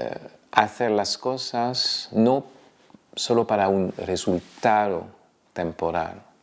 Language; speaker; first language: Spanish; non-native, fluent; French